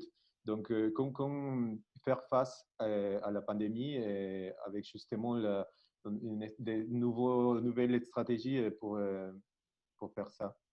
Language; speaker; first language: French; non-native, learner; Spanish